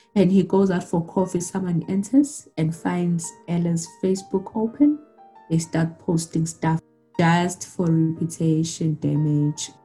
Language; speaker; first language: English; non-native, local second language; Zulu